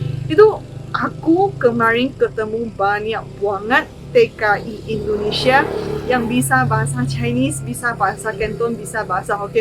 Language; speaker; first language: Indonesian; non-native, fluent; Chinese